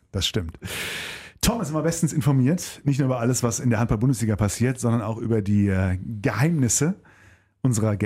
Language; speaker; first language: German; native; German